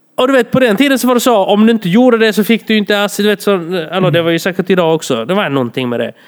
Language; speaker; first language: Swedish; early bilingual, other home language; Polish